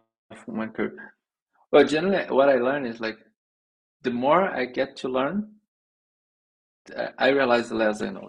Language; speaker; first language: English; non-native, fluent; Portuguese